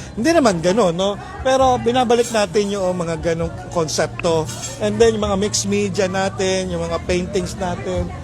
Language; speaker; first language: Filipino; native; Filipino